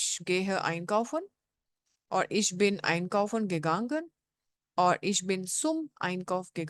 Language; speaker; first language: German; non-native, fluent; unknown